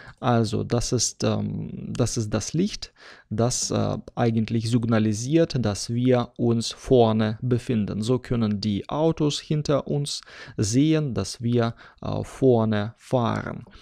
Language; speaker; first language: German; non-native, fluent; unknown